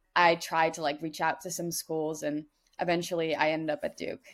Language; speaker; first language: English; non-native, fluent; Dutch